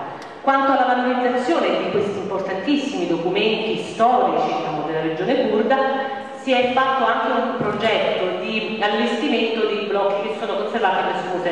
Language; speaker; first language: Italian; native; Italian